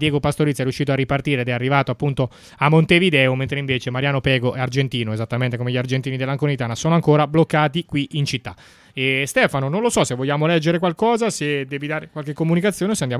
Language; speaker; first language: Italian; native; Italian